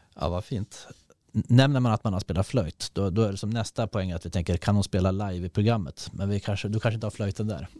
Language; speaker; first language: Swedish; native; Swedish